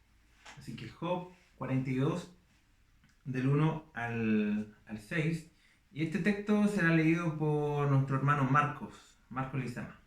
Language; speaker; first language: Spanish; native; Spanish